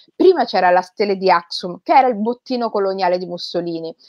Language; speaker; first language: Italian; native; Italian